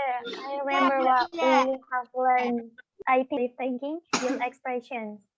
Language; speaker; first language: English; non-native, learner; Indonesian